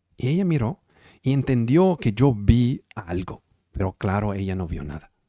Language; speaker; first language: Spanish; non-native, fluent; Italian